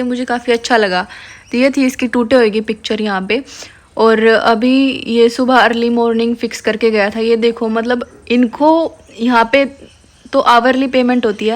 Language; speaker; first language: Hindi; native; Hindi